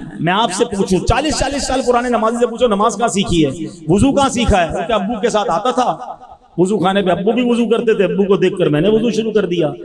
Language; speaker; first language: Urdu; native; Urdu